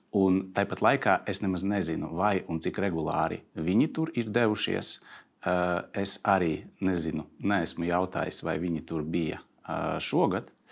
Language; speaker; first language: Latvian; non-native, local second language; Russian